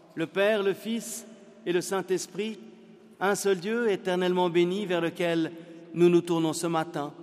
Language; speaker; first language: French; native; French